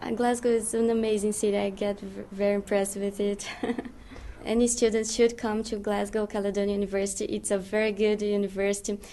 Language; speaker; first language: English; non-native, fluent; Portuguese